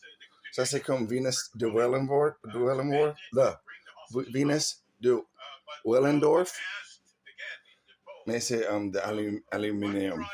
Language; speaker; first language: French; non-native, learner; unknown